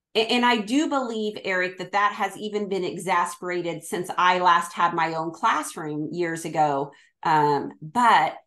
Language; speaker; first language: English; native; English